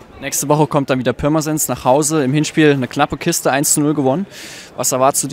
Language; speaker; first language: German; native; German